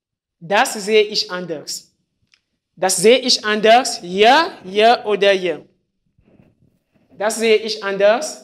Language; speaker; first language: German; non-native, fluent; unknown